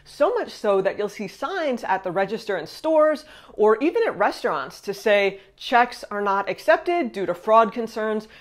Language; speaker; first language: English; native; English